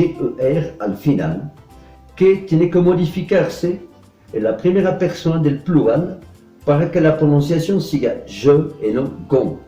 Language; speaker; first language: Spanish; non-native, fluent; French